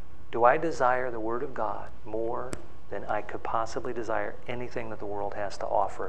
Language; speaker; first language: English; native; English